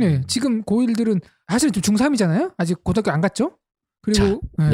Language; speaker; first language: Korean; native; Korean